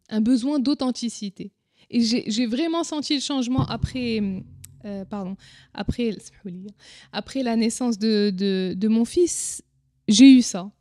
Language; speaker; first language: French; non-native, local second language; Arabic